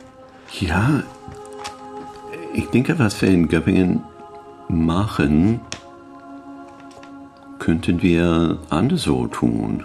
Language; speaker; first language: German; non-native, learner; English